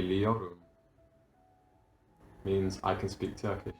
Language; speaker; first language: Turkish; non-native, learner; English